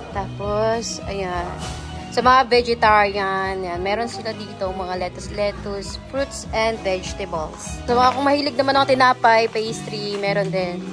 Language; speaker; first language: Filipino; non-native, local second language; Cebuano